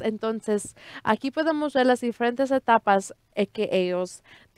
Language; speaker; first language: Spanish; early bilingual, heritage; Spanish